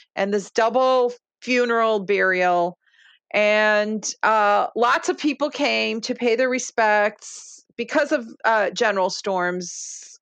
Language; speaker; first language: English; early bilingual, other home language; Lithuanian